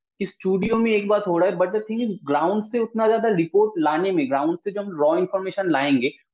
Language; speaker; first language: Hindi; non-native, local second language; Bangla